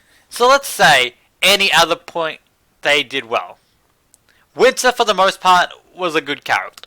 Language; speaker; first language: English; native; English